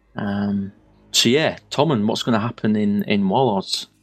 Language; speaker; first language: English; native; English